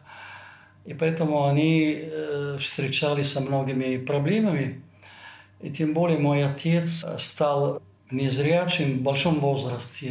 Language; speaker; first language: Russian; non-native, fluent; Italian